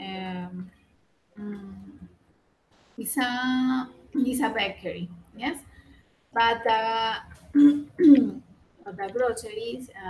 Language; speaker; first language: English; non-native, learner; Spanish